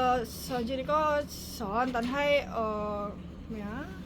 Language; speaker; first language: Cantonese; non-native, learner; Indonesian